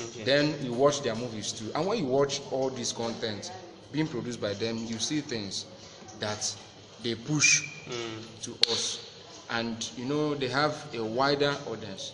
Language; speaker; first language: English; non-native, local second language; Igbo